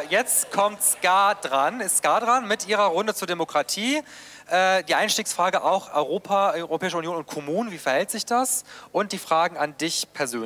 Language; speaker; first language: German; native; German